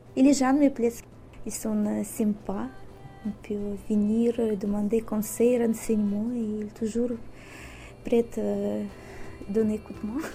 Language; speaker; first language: French; non-native, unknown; Russian